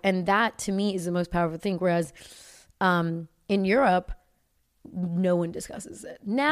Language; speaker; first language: English; native; English